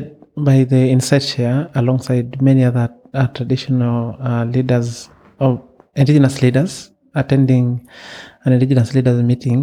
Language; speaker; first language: English; non-native, local second language; Masai